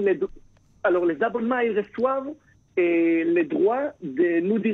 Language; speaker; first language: French; non-native, fluent; Hebrew